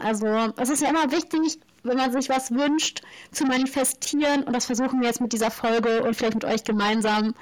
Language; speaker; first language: German; native; German